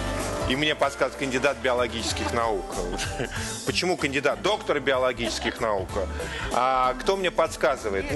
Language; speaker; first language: Russian; native; Russian